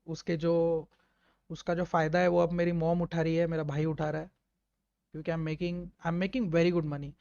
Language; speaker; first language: Hindi; native; Hindi